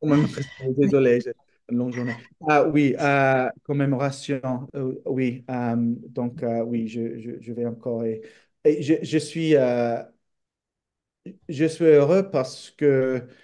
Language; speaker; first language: French; non-native, fluent; English